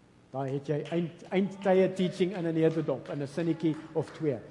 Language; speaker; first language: Afrikaans; early bilingual, heritage; Afrikaans